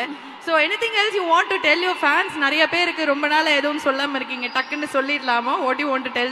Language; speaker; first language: Tamil; native; Tamil